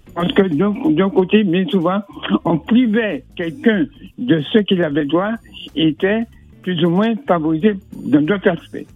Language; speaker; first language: French; native; French